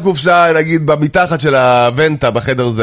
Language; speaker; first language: Hebrew; native; Hebrew